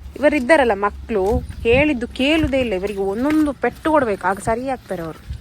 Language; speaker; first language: Kannada; non-native, local second language; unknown